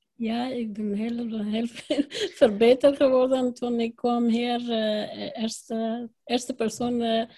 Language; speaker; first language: Dutch; non-native, learner; Persian